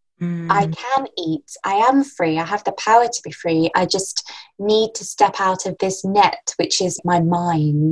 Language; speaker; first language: English; native; English